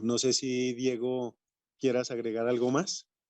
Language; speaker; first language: Spanish; native; Spanish